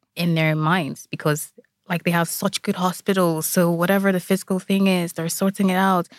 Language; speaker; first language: English; non-native, local second language; Igbo